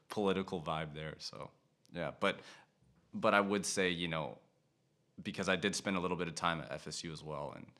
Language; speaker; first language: English; native; English